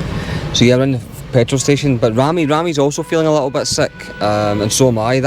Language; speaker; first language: English; native; English